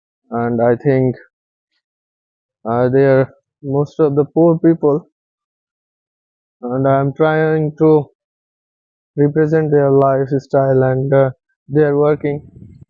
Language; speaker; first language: English; non-native, local second language; Bangla